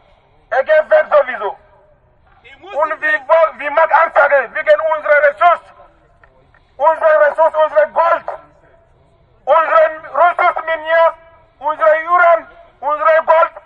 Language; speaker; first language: German; non-native, learner; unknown